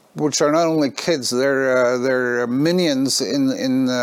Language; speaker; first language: English; non-native, fluent; Norwegian